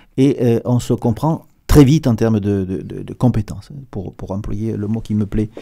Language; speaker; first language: French; native; French